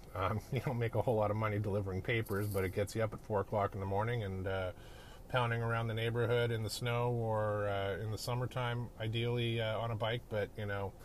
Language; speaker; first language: English; native; English